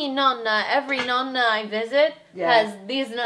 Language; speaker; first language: English; non-native, learner; Italian